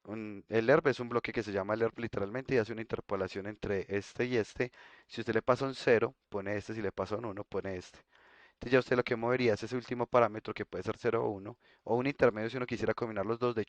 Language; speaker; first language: Spanish; native; Spanish